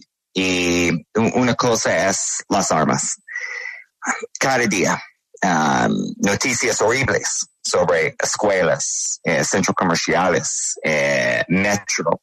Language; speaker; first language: Spanish; non-native, learner; English